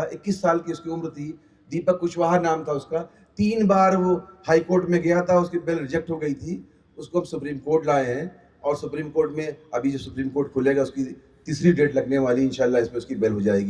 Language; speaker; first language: Hindi; native; Hindi